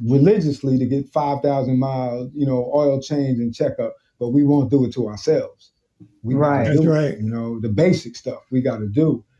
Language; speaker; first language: English; native; English